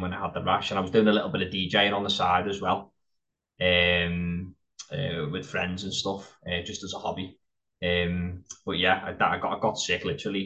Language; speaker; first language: English; native; English